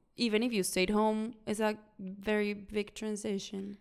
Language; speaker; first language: English; non-native, fluent; Spanish